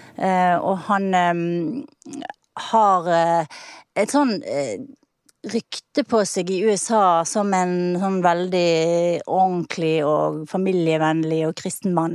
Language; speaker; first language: Norwegian; native; Norwegian